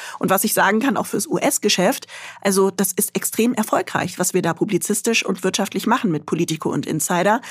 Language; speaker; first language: German; early bilingual, other home language; Arabic